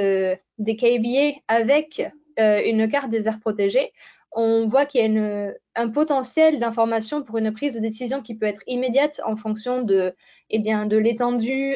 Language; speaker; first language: French; native; French